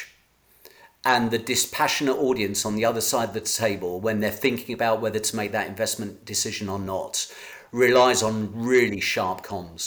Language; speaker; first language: English; native; English